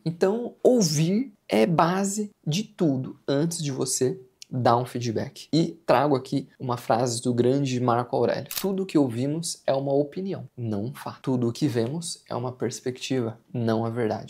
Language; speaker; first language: Portuguese; native; Portuguese